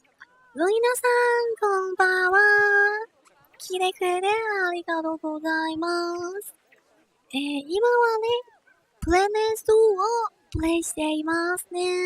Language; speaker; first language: Japanese; non-native, learner; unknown